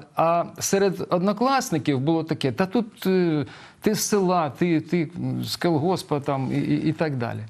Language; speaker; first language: Ukrainian; non-native, local second language; Russian